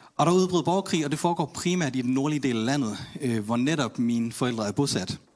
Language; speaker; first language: Danish; early bilingual, other home language; Tamil